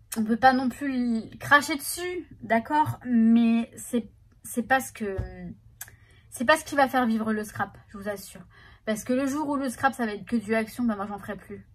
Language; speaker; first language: French; native; French